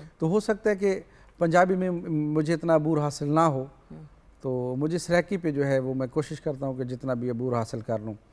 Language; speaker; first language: Urdu; non-native, local second language; Saraiki